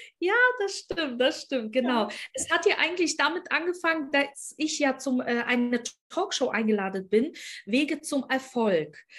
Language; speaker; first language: German; non-native, fluent; Ukrainian